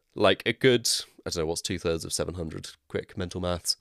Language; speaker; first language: English; native; English